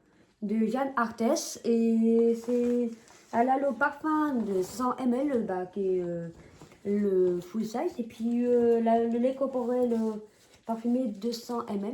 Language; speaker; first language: French; native; French